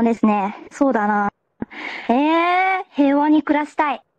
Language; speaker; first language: Japanese; native; Japanese